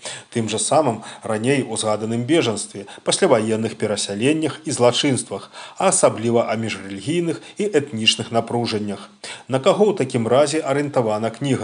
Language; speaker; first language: Belarusian; native; Belarusian